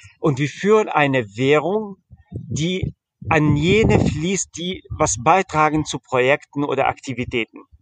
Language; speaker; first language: German; early bilingual, heritage; German